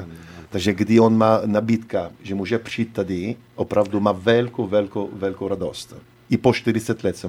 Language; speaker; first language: Czech; non-native, learner; Italian